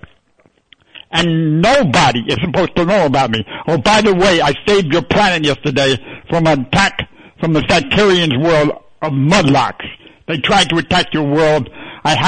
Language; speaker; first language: English; native; English